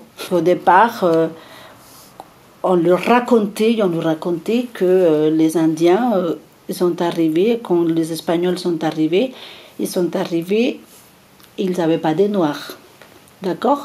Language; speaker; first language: French; non-native, fluent; Spanish